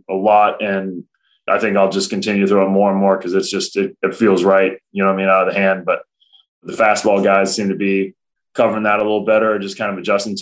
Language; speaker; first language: English; native; English